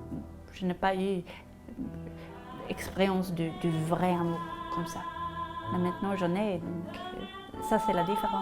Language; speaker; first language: French; non-native, fluent; Swedish